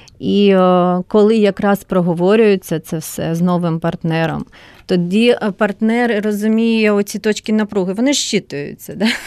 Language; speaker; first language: Ukrainian; non-native, local second language; Russian